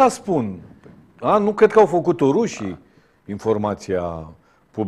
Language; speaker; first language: Romanian; native; Romanian